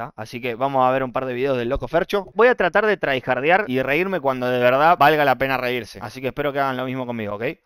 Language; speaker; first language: Spanish; native; Spanish